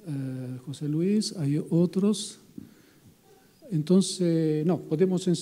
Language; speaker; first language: Spanish; non-native, fluent; Italian